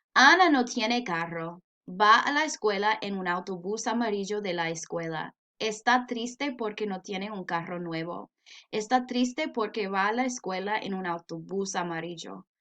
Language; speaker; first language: Spanish; non-native, fluent; English